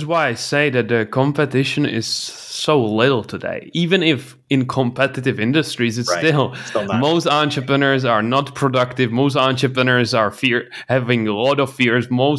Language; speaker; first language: English; non-native, fluent; Czech